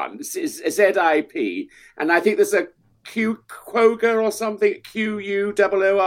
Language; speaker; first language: English; native; English